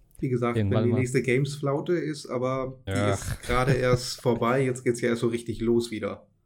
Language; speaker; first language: German; native; German